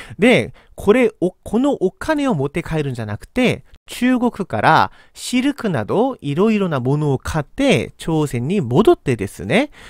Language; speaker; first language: Japanese; non-native, fluent; Korean